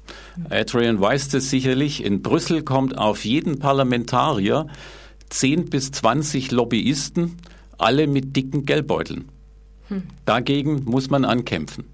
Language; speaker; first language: German; native; German